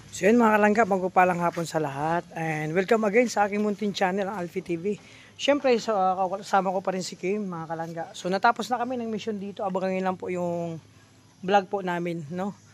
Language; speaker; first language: Filipino; non-native, local second language; Bikol